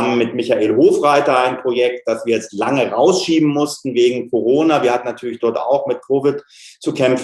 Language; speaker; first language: German; native; German